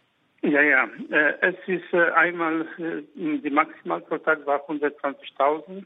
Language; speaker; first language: German; non-native, fluent; Polish